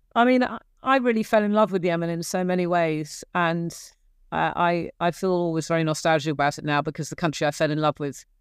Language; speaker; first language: English; native; English